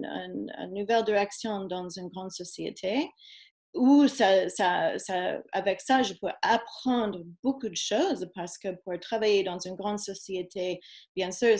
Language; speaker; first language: French; non-native, fluent; English